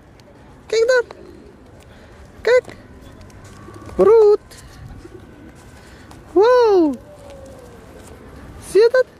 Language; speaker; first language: Dutch; non-native, learner; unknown